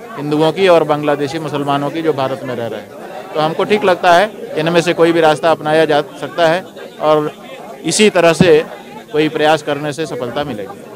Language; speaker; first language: Hindi; native; Hindi